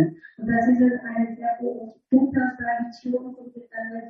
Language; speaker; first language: German; non-native, learner; Vietnamese